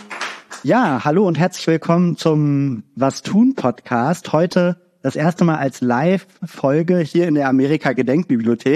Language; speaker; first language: German; native; German